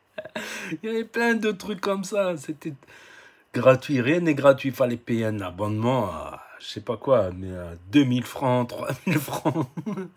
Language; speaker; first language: French; native; French